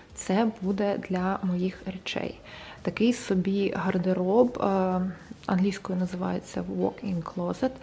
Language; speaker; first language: Ukrainian; non-native, local second language; Russian